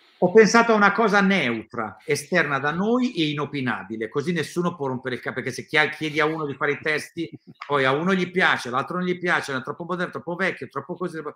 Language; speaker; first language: Italian; native; Italian